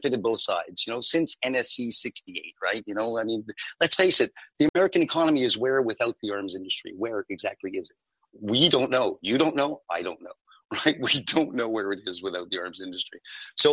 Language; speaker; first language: English; non-native, fluent; French